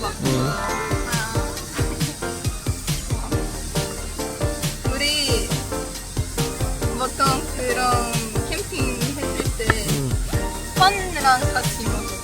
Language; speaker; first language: Korean; non-native, learner; Russian